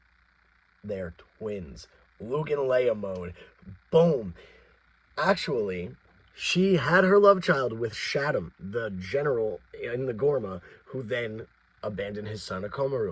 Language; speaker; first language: English; native; English